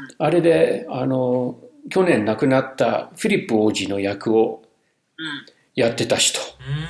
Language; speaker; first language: Japanese; non-native, fluent; English